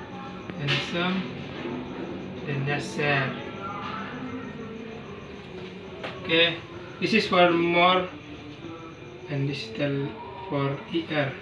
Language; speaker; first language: English; non-native, learner; Indonesian